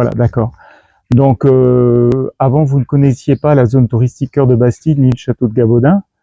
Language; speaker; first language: French; native; French